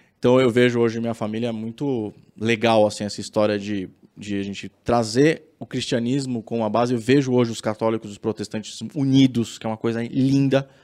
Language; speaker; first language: Portuguese; native; Portuguese